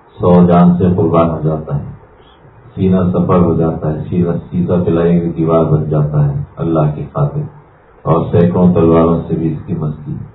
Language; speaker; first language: Urdu; native; Urdu